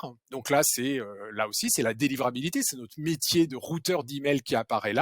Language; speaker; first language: French; native; French